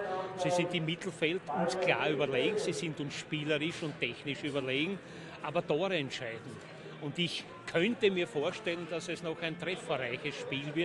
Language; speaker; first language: German; native; German